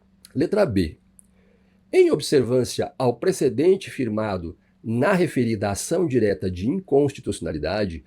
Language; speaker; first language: Portuguese; native; Portuguese